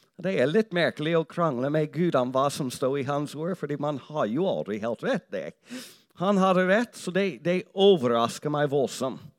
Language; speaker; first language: Norwegian; non-native, fluent; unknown